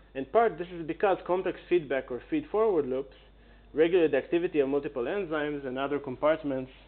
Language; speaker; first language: English; non-native, fluent; Hebrew